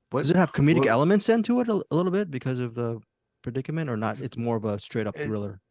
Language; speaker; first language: English; native; English